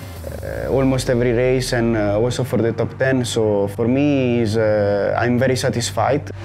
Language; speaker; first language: English; non-native, fluent; Italian